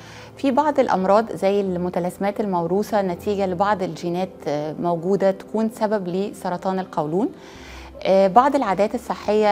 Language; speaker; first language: Arabic; native; Arabic